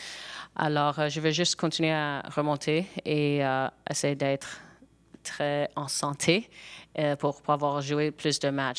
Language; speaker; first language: French; non-native, local second language; English